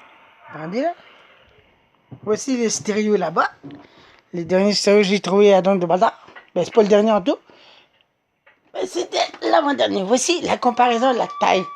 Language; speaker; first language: French; native; French